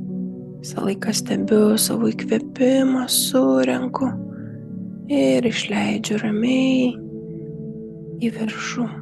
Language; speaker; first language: Lithuanian; native; Lithuanian